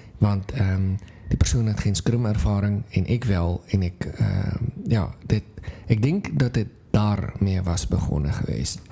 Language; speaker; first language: Dutch; non-native, fluent; Afrikaans